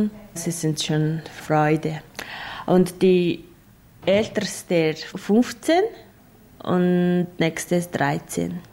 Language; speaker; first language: German; non-native, learner; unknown